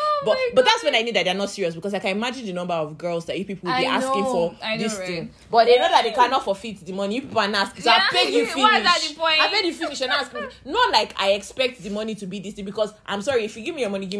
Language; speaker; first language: English; non-native, local second language; Yoruba